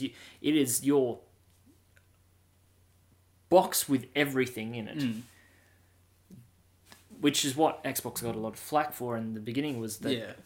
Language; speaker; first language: English; native; English